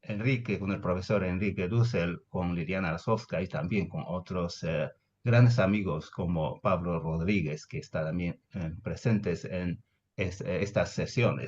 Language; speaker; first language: Spanish; non-native, fluent; Chinese